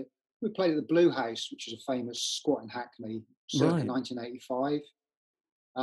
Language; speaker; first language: English; native; English